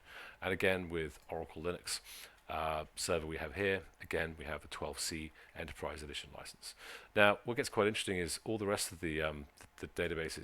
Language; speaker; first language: English; native; English